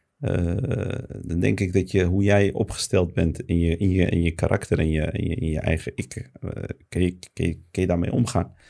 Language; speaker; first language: Dutch; early bilingual, other home language; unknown